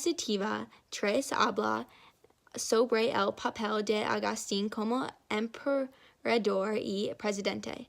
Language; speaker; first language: Spanish; non-native, learner; English